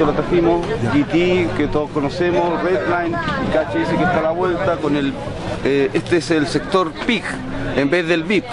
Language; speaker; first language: Spanish; native; Spanish